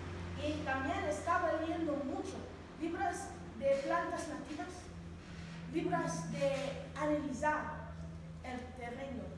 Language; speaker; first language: Spanish; non-native, learner; English